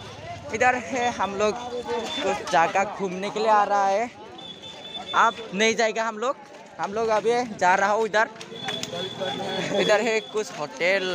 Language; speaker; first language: Hindi; non-native, local second language; Bodo